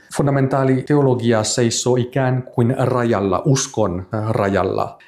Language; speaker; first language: Finnish; non-native, fluent; French